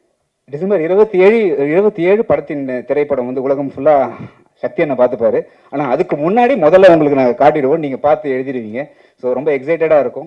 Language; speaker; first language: Tamil; native; Tamil